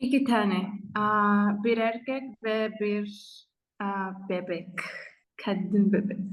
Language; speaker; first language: Turkish; non-native, learner; Spanish